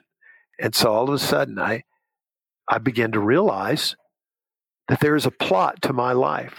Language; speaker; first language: English; native; English